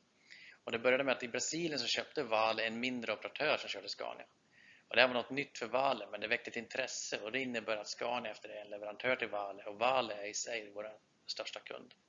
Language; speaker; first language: Swedish; native; Swedish